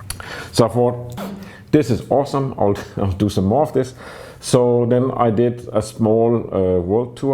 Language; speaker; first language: English; non-native, fluent; Danish